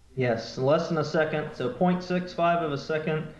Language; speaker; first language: English; native; English